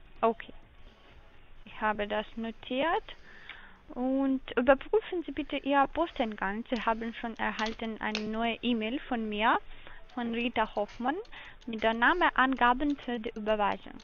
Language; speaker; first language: German; non-native, learner; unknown